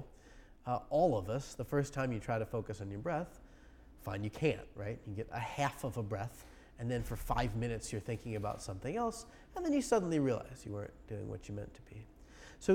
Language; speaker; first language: English; native; English